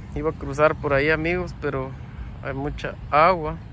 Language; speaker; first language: Spanish; native; Spanish